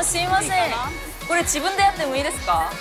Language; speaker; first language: Japanese; non-native, learner; Korean